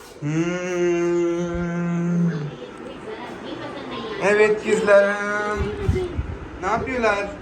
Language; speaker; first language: Turkish; non-native, learner; Urdu